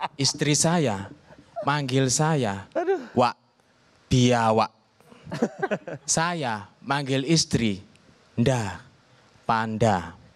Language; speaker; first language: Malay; non-native, local second language; Javanese